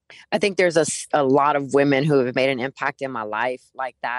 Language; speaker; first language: English; early bilingual, other home language; Spanish